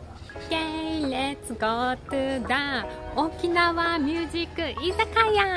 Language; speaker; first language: English; non-native, learner; Japanese